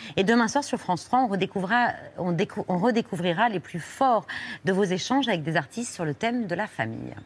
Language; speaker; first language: French; native; French